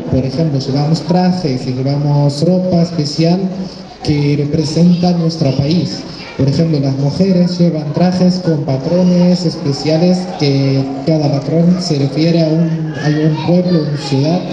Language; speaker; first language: Spanish; non-native, fluent; Arabic